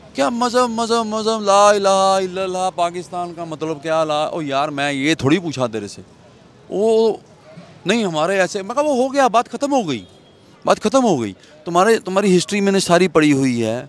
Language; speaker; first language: Hindi; native; Hindi